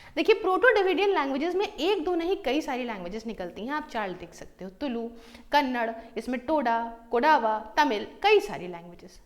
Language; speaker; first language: Hindi; native; Hindi